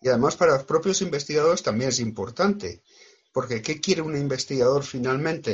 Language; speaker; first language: Spanish; native; Spanish